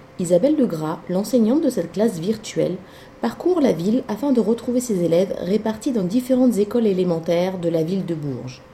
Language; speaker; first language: French; native; French